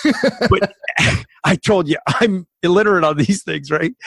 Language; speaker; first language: English; native; English